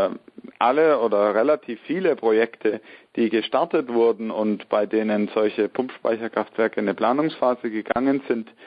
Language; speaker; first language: German; native; German